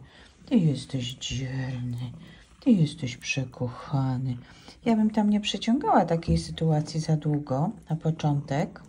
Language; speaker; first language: Polish; native; Polish